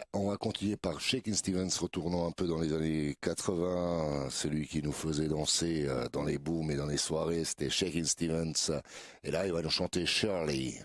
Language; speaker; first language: French; native; French